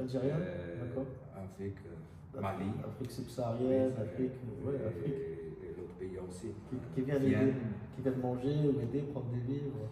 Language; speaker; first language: French; non-native, learner; Chinese